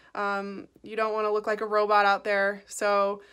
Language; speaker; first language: English; native; English